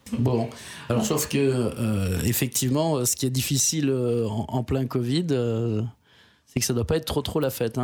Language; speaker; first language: French; native; French